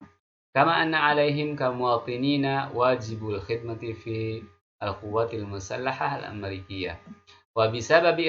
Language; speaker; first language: Arabic; non-native, fluent; Indonesian